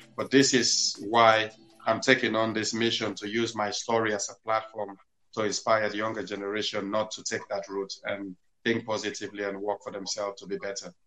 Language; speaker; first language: English; non-native, local second language; Krio